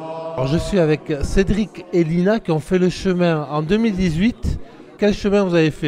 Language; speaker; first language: French; native; French